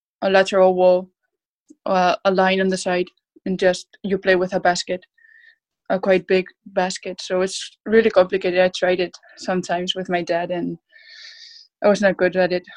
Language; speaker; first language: English; non-native, fluent; Spanish